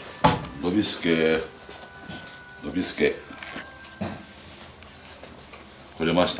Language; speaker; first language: Japanese; native; Japanese